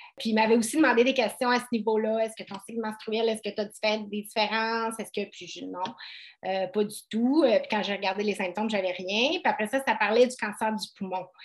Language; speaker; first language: French; native; French